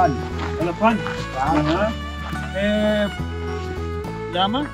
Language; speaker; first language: Spanish; non-native, learner; Serbian